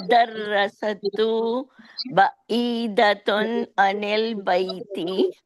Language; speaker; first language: Arabic; non-native, learner; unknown